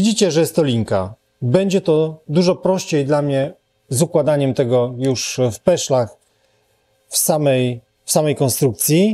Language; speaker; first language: Polish; native; Polish